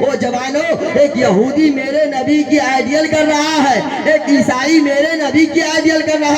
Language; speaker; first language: Hindi; native; Hindi